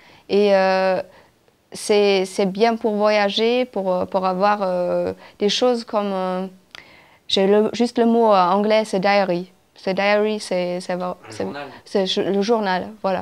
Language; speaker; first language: French; non-native, fluent; German